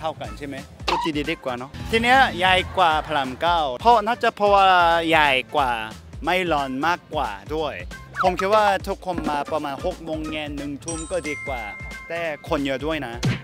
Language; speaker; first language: Thai; non-native, fluent; Korean